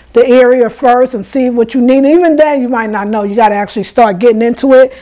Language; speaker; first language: English; native; English